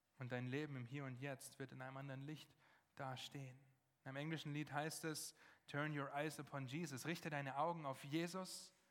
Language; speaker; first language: German; non-native, fluent; English